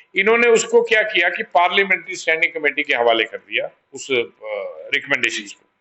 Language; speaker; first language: Hindi; non-native, local second language; Pahari-Potwari